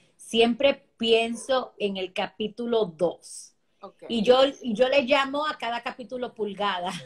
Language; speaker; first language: Spanish; early bilingual, heritage; Spanish